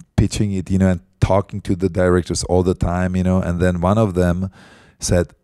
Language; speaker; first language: English; non-native, fluent; Czech